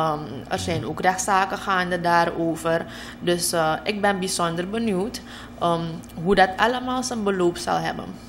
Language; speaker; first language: Dutch; native; Dutch